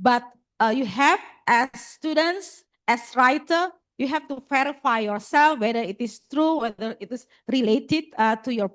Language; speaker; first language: English; non-native, fluent; Indonesian